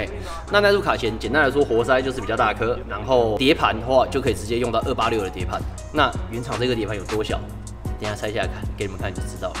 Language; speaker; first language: Chinese; native; Chinese